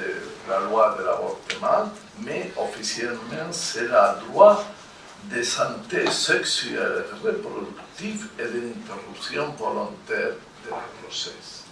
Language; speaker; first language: French; non-native, fluent; Spanish